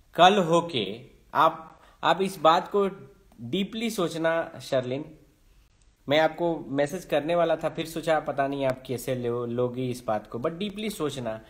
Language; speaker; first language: Hindi; native; Hindi